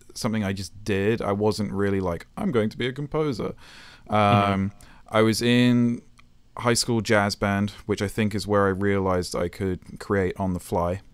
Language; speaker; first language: English; native; English